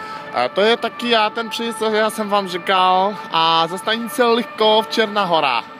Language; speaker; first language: Czech; non-native, learner; Polish